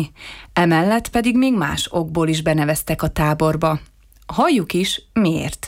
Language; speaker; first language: Hungarian; native; Hungarian